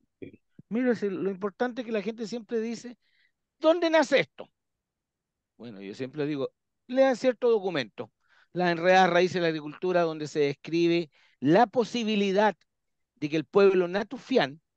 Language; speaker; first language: Spanish; native; Spanish